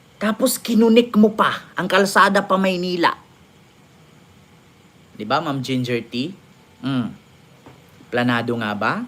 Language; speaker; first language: Filipino; native; Filipino